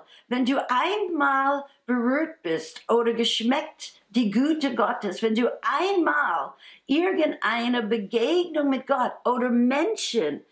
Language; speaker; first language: German; non-native, fluent; English